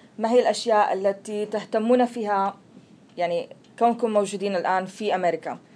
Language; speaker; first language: Arabic; native; Arabic